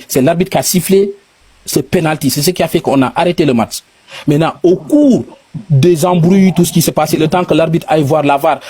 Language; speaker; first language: French; non-native, local second language; Wolof